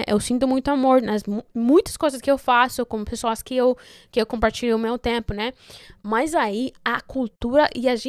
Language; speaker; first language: Portuguese; non-native, fluent; Spanish